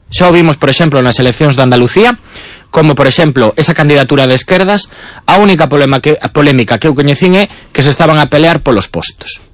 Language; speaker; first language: Galician; native; Galician